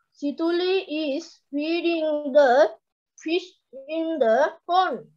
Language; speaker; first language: English; non-native, learner; Sinhala